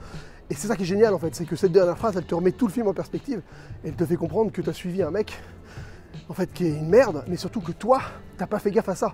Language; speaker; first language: French; native; French